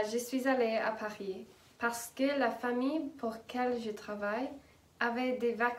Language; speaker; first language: French; non-native, learner; English